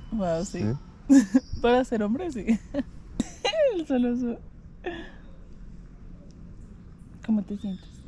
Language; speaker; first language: Spanish; native; Spanish